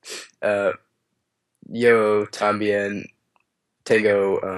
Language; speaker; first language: Spanish; non-native, learner; English